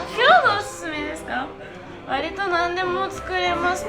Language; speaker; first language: Japanese; native; Japanese